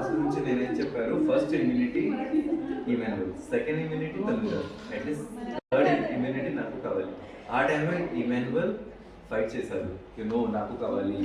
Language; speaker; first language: Telugu; non-native, learner; Hindi